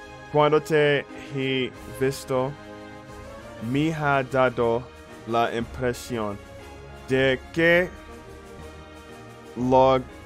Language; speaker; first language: Spanish; non-native, learner; English